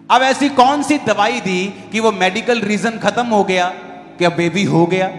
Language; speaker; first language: Hindi; non-native, local second language; Punjabi